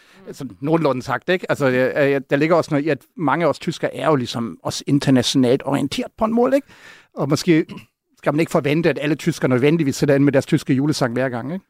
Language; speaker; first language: Danish; non-native, fluent; German